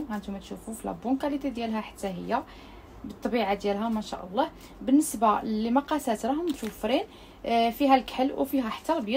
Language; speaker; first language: Arabic; native; Arabic